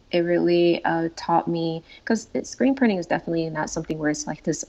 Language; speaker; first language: English; native; English